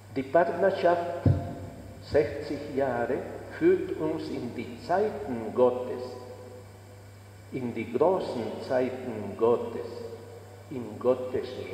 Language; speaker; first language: German; non-native, fluent; Spanish